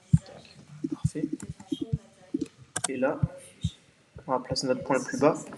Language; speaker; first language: French; native; French